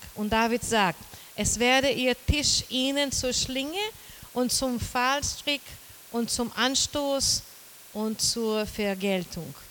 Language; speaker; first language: German; non-native, learner; Portuguese